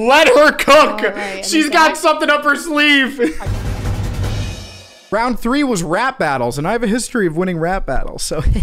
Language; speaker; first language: English; native; English